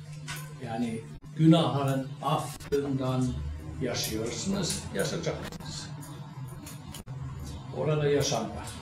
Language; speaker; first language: Turkish; non-native, fluent; Finnish